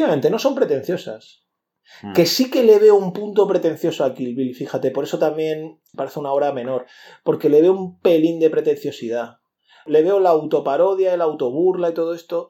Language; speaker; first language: Spanish; native; Spanish